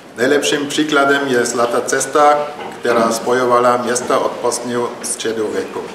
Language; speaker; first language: Czech; non-native, learner; German